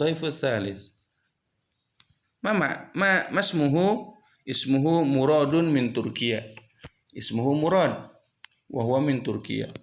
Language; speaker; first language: Arabic; non-native, fluent; Indonesian